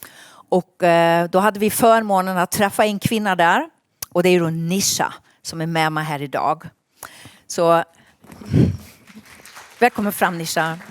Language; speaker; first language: Swedish; native; Swedish